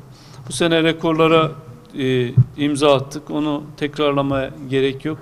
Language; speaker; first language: Turkish; native; Turkish